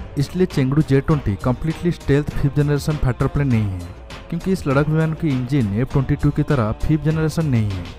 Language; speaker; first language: Hindi; native; Hindi